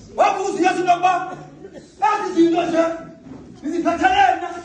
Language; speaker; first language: Zulu; non-native, local second language; Xhosa